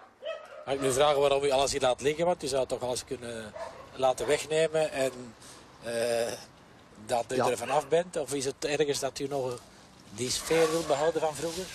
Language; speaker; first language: Dutch; native; Dutch